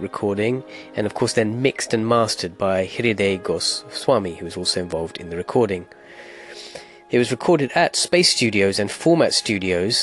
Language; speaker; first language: English; native; English